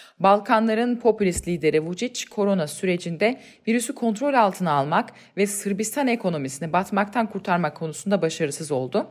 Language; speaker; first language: Turkish; native; Turkish